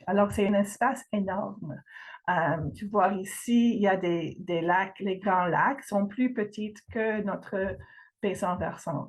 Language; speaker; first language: French; non-native, fluent; English